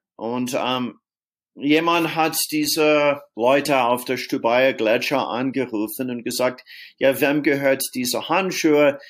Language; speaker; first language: German; non-native, fluent; English